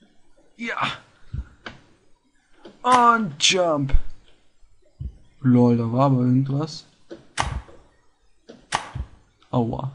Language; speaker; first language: German; native; German